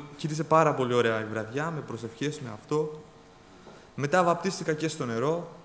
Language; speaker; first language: Greek; early bilingual, other home language; Bulgarian